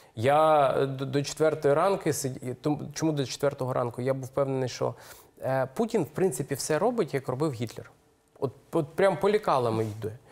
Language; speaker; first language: Ukrainian; native; Ukrainian